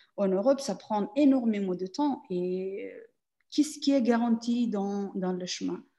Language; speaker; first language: French; non-native, learner; Persian